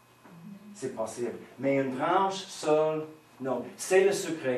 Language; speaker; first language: French; non-native, fluent; English